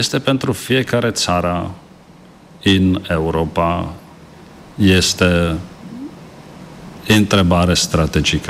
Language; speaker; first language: Romanian; non-native, learner; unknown